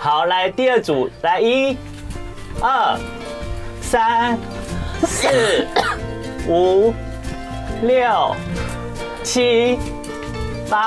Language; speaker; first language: Chinese; native; Chinese